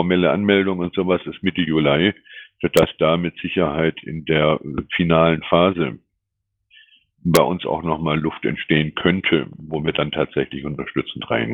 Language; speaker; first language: German; native; German